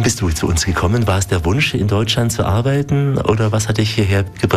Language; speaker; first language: German; native; German